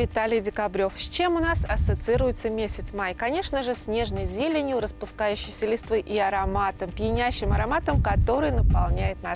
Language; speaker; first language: Russian; native; Russian